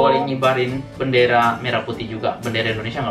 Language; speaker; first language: Indonesian; native; Indonesian